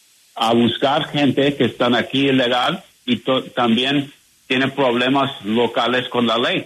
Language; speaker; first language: Spanish; non-native, learner; English